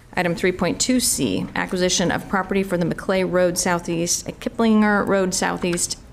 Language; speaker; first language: English; native; English